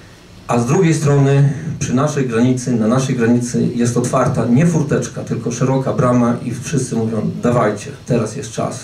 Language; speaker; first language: Polish; native; Polish